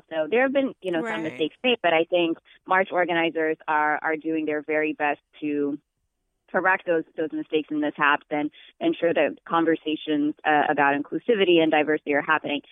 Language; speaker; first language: English; non-native, fluent; Amharic